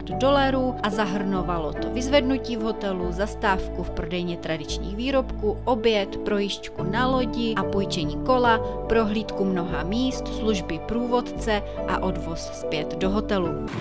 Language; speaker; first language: Czech; native; Czech